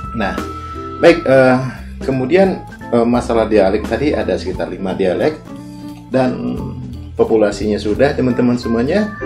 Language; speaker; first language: Indonesian; non-native, local second language; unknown